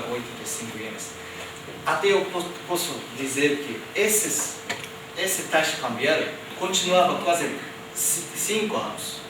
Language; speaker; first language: Portuguese; non-native, fluent; Japanese